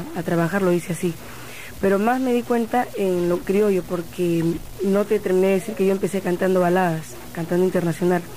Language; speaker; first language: Spanish; native; Spanish